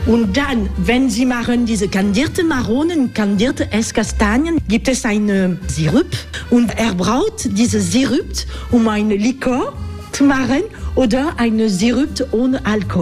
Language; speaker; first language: German; non-native, learner; French